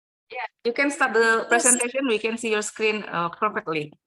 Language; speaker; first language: English; non-native, fluent; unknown